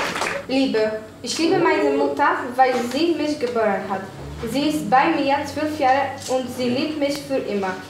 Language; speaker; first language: German; non-native, learner; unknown